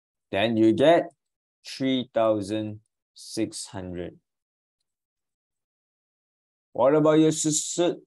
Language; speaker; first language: English; non-native, local second language; Chinese